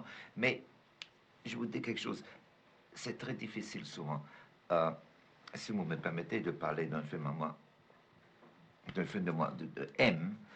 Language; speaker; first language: French; non-native, fluent; German